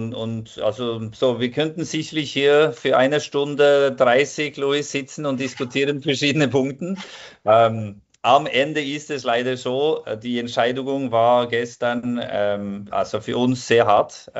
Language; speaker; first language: German; non-native, fluent; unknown